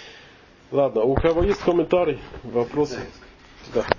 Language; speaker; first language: Russian; non-native, learner; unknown